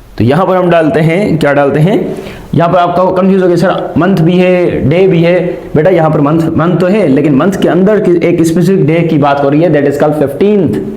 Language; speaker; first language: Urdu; non-native, local second language; Sindhi